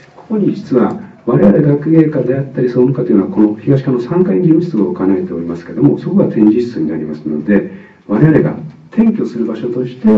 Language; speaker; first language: Japanese; native; Japanese